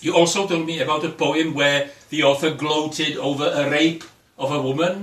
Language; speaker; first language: English; non-native, fluent; Czech